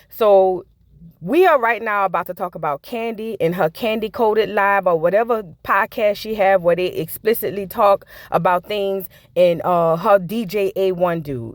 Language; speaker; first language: English; native; English